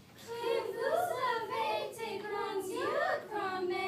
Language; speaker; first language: French; non-native, learner; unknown